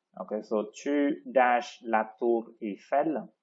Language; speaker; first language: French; non-native, fluent; Tamil